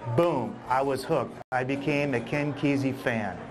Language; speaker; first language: English; native; English